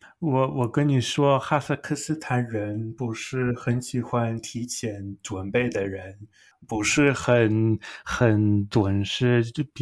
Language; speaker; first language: Chinese; non-native, fluent; English